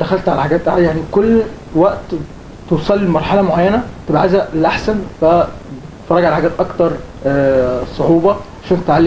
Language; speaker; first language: Arabic; native; Arabic